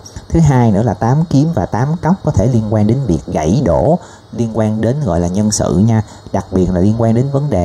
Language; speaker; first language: Vietnamese; native; Vietnamese